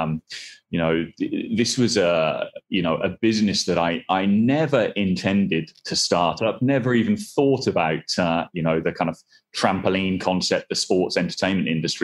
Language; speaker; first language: English; native; English